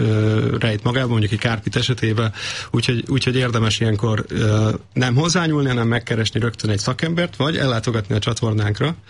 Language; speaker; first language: Hungarian; native; Hungarian